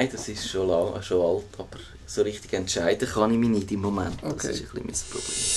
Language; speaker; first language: German; native; German